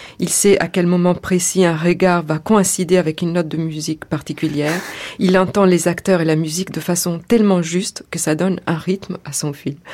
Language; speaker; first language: French; native; French